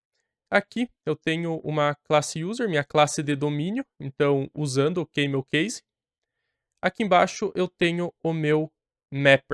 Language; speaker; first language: Portuguese; native; Portuguese